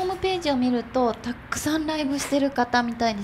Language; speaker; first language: Japanese; native; Japanese